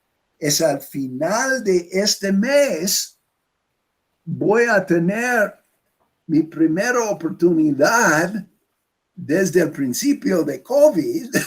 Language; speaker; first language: Spanish; non-native, fluent; English